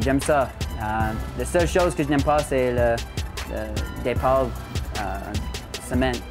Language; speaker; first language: French; non-native, local second language; English